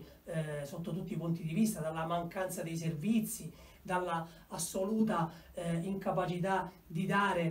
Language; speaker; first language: Italian; native; Italian